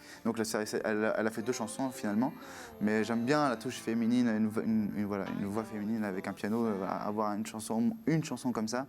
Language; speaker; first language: French; native; French